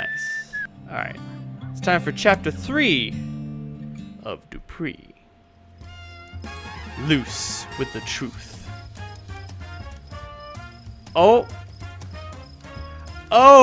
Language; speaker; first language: English; native; English